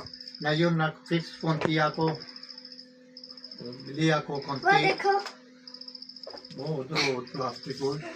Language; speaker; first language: Filipino; non-native, learner; Punjabi